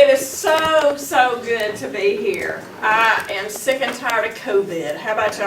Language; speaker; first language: English; native; English